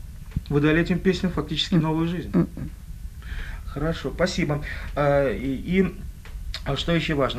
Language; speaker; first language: Russian; native; Russian